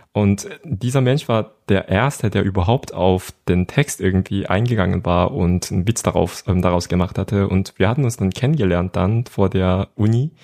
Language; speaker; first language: German; non-native, fluent; Korean